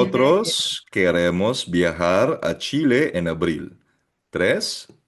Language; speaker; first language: Spanish; non-native, fluent; Filipino